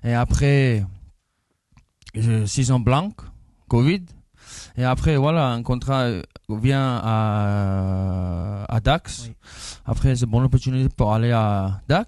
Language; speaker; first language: French; non-native, learner; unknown